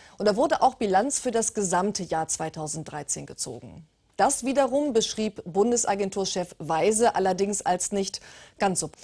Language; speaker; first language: German; early bilingual, other home language; Turkish